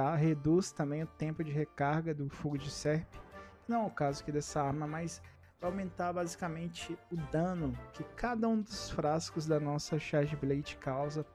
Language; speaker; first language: Portuguese; native; Portuguese